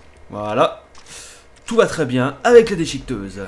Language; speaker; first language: French; native; French